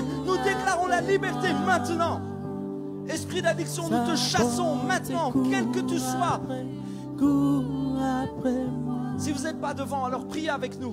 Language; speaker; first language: French; native; French